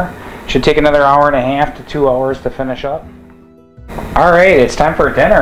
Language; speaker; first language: English; native; English